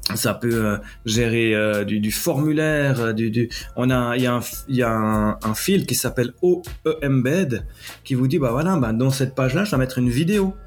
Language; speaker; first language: French; native; French